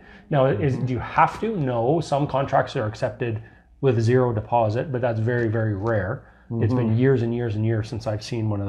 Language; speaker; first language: English; native; English